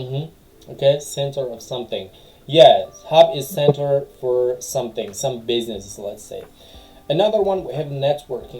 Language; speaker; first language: English; non-native, fluent; Tajik